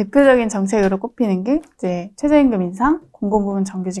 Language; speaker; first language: Korean; native; Korean